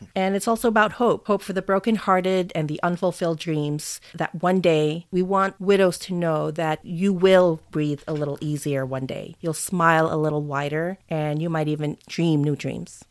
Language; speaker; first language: English; non-native, local second language; Filipino